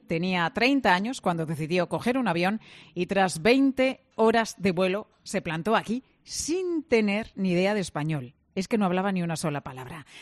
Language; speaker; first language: Spanish; native; Spanish